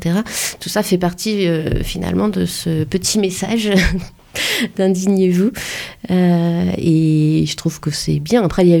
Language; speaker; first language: French; native; French